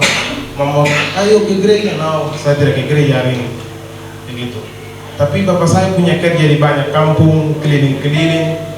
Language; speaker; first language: Indonesian; non-native, learner; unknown